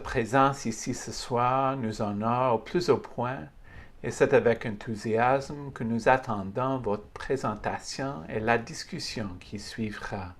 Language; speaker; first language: French; native; French